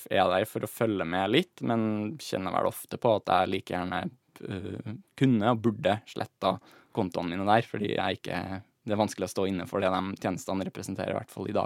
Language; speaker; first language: Norwegian; native; Norwegian